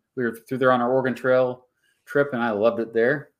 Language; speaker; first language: English; native; English